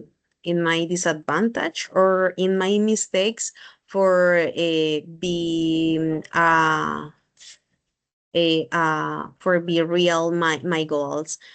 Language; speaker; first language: English; non-native, learner; Spanish